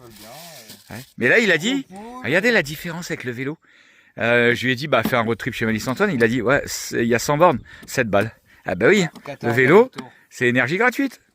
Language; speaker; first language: French; native; French